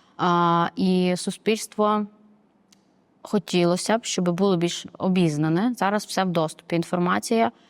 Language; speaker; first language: Ukrainian; native; Ukrainian